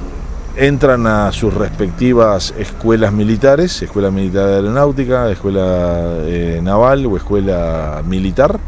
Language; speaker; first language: Spanish; native; Spanish